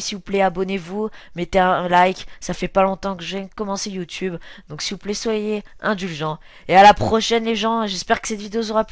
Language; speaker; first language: French; native; French